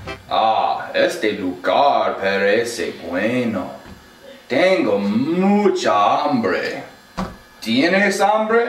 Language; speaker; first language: Spanish; non-native, learner; English